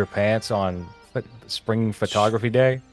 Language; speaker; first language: English; native; English